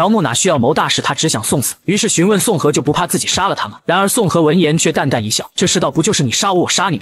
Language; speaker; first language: Chinese; native; Chinese